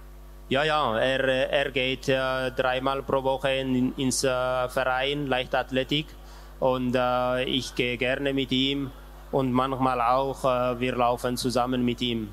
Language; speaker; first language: German; non-native, learner; Tigrinya